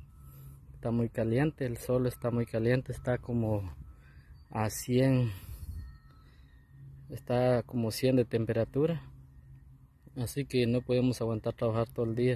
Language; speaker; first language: Spanish; non-native, local second language; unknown